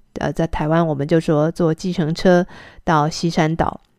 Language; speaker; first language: Chinese; native; Chinese